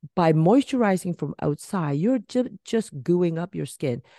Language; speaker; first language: English; non-native, local second language; Cantonese